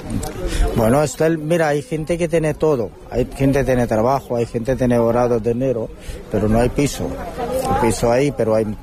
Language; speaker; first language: Spanish; non-native, learner; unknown